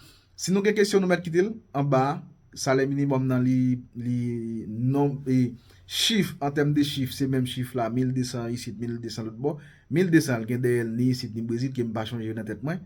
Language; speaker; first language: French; non-native, local second language; Haitian Creole